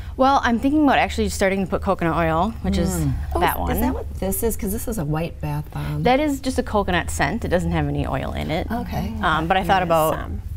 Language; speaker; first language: English; native; English